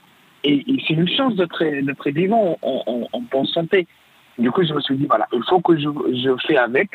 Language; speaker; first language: French; non-native, fluent; Arabic